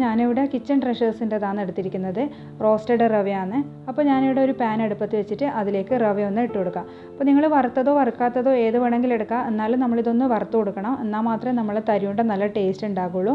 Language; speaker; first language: Malayalam; native; Malayalam